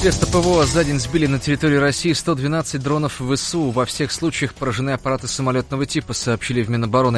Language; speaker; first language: Russian; native; Russian